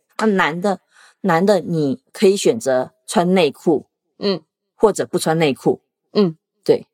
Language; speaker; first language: Chinese; native; Chinese